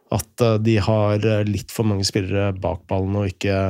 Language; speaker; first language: Norwegian; native; Norwegian